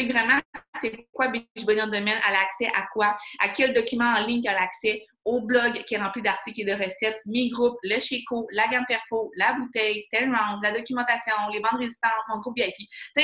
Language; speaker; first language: French; native; French